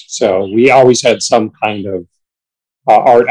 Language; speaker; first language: English; native; English